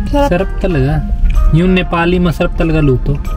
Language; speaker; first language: Filipino; non-native, learner; Hindi